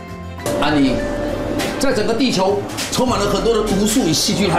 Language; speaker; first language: Chinese; native; Chinese